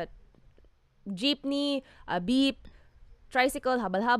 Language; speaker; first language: English; non-native, local second language; Cebuano